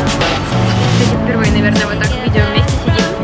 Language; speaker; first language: Russian; native; Russian